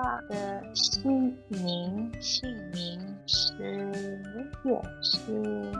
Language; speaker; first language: Chinese; non-native, learner; English